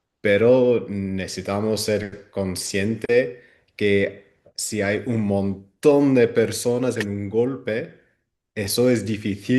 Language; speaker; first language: Spanish; non-native, fluent; Dutch